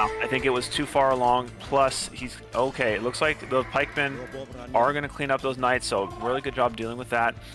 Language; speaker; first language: English; native; English